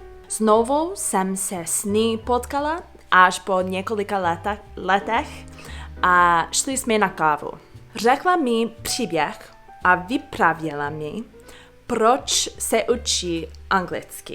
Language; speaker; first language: Czech; non-native, fluent; English